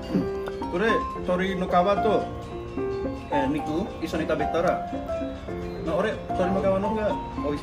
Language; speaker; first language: Japanese; non-native, fluent; Indonesian